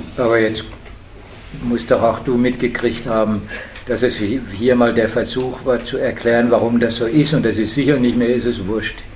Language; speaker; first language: German; native; German